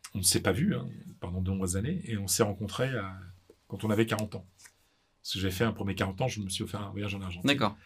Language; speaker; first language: French; native; French